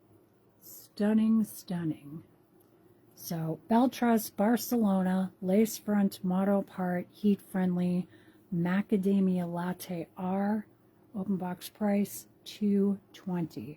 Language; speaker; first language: English; native; English